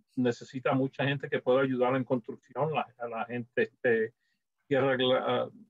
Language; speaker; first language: Spanish; native; Spanish